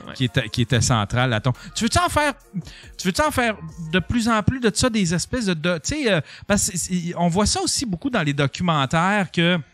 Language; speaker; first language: French; native; French